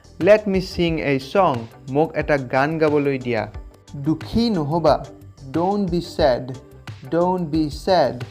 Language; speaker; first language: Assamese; native; Assamese